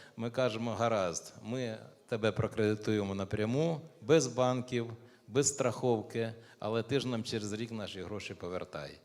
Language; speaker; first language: Ukrainian; native; Ukrainian